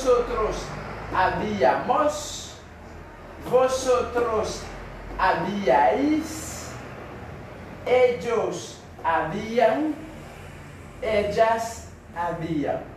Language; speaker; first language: Spanish; non-native, fluent; Haitian Creole